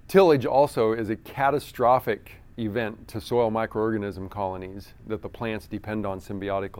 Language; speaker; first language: English; native; English